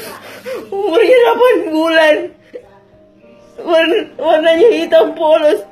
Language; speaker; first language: Indonesian; native; Indonesian